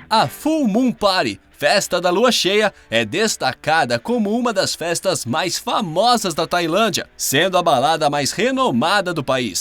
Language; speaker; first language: Portuguese; native; Portuguese